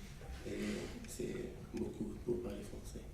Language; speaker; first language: French; non-native, learner; Arabic